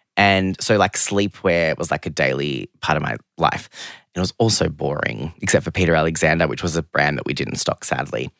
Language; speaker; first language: English; early bilingual, other home language; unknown